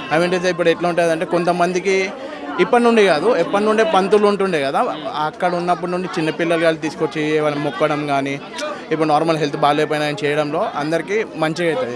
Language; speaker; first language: Telugu; non-native, local second language; Nepali